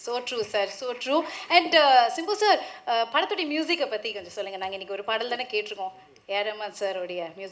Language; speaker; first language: Tamil; native; Tamil